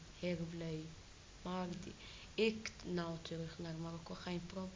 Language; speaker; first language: Dutch; non-native, learner; Arabic